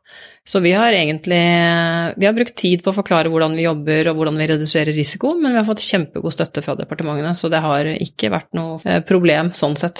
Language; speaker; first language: Norwegian; native; Norwegian